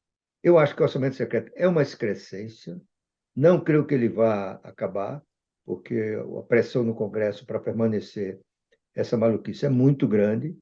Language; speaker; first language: Portuguese; native; Portuguese